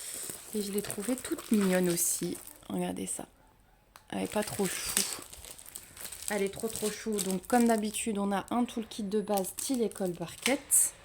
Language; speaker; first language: French; native; French